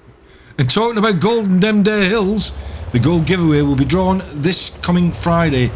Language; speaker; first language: English; native; English